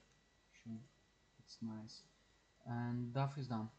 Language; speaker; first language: English; non-native, learner; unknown